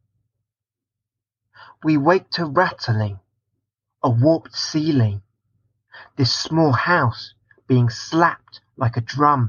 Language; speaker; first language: English; native; English